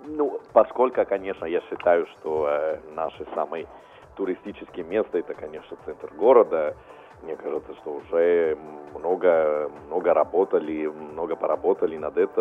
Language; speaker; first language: Russian; non-native, fluent; Italian